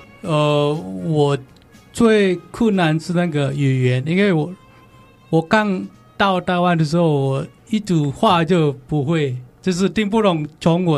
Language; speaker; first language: Chinese; non-native, learner; Balinese